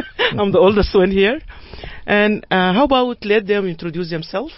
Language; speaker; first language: English; non-native, fluent; Arabic